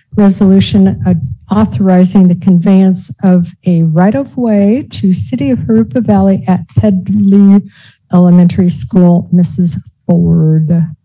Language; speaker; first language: English; native; English